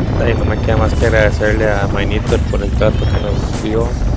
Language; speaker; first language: Spanish; native; Spanish